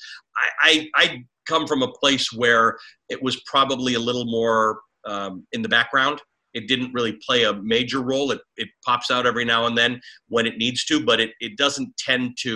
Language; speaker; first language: English; native; English